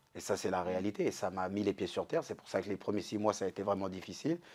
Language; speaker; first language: French; native; French